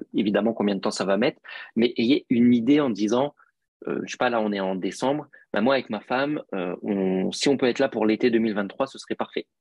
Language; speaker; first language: French; native; French